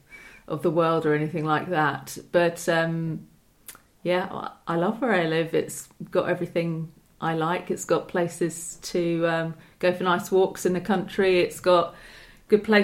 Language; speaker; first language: English; native; English